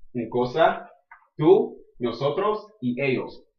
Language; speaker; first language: Spanish; non-native, learner; English